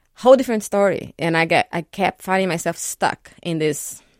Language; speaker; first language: English; non-native, fluent; Portuguese